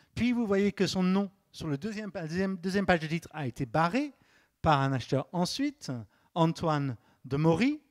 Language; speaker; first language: French; native; French